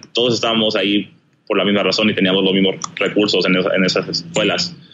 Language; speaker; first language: Spanish; early bilingual, heritage; Spanish